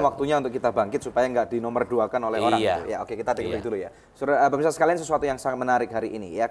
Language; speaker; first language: Indonesian; native; Indonesian